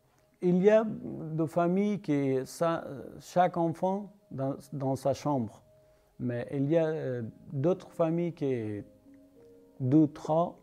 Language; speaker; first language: French; non-native, learner; Persian